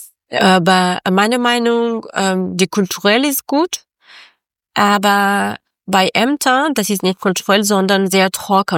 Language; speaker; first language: German; non-native, learner; Persian